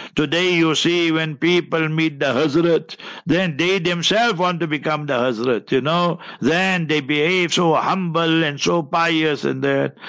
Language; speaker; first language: English; early bilingual, other home language; Urdu